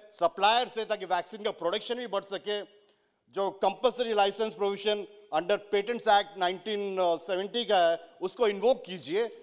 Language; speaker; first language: Hindi; non-native, local second language; Odia